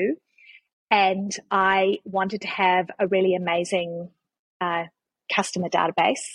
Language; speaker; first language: English; native; English